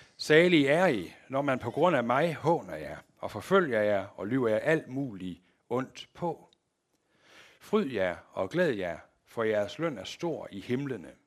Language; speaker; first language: Danish; native; Danish